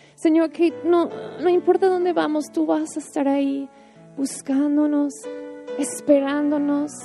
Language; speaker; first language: Spanish; non-native, fluent; English